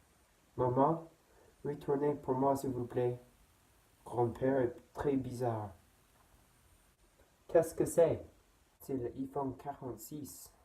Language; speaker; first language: French; non-native, learner; English